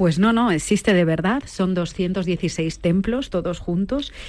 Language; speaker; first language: Spanish; native; Spanish